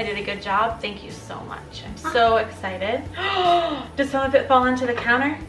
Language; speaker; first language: English; native; English